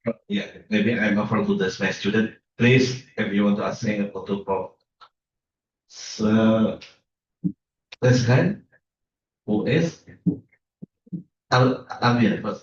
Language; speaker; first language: English; non-native, learner; Indonesian